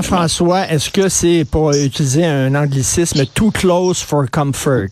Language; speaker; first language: French; native; French